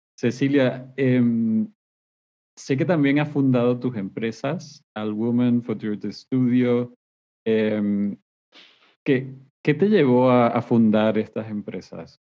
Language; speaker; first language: Spanish; native; Spanish